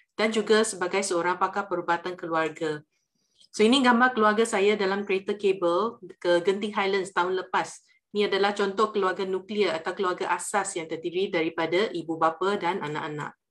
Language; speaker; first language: Malay; non-native, local second language; Chinese